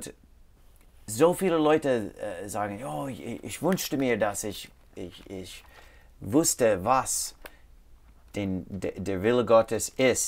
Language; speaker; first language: German; non-native, learner; English